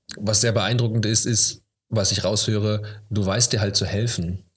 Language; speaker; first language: German; native; German